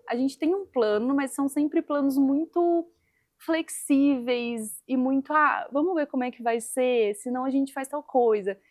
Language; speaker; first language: Portuguese; native; Portuguese